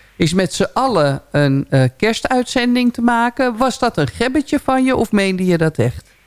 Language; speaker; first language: Dutch; native; Dutch